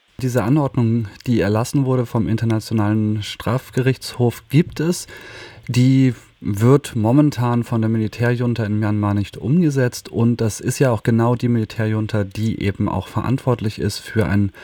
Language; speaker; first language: German; native; German